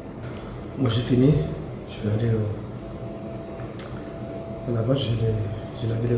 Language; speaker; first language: French; non-native, learner; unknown